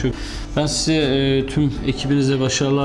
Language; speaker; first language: Turkish; native; Turkish